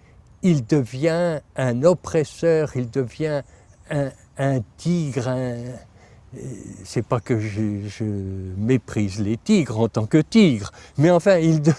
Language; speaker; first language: French; native; French